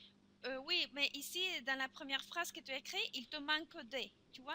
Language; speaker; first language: French; non-native, fluent; Spanish